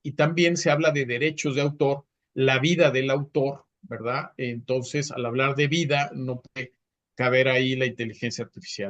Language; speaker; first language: Spanish; native; Spanish